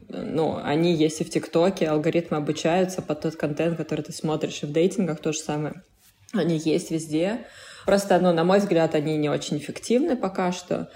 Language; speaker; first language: Russian; native; Russian